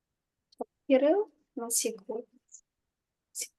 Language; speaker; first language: Korean; non-native, learner; Indonesian